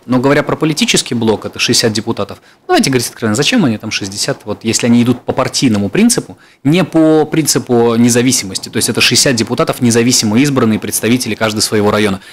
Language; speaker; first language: Russian; native; Russian